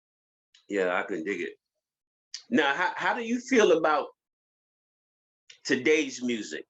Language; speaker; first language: English; native; English